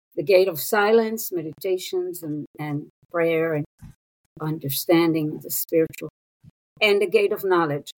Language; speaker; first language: English; non-native, fluent; Hebrew